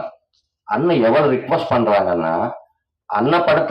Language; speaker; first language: Tamil; non-native, learner; Telugu